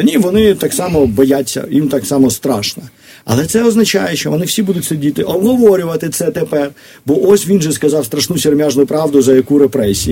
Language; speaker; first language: Ukrainian; native; Ukrainian